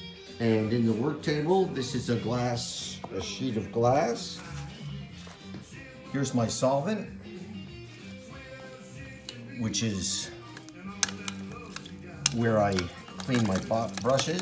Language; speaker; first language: English; native; English